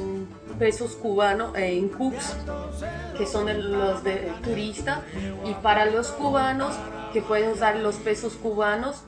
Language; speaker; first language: Spanish; non-native, fluent; Portuguese